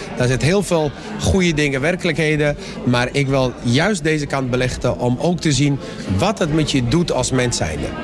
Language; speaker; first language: Dutch; early bilingual, other home language; Persian